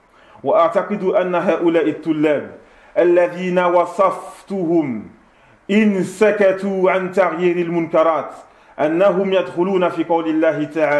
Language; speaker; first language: Arabic; non-native, fluent; French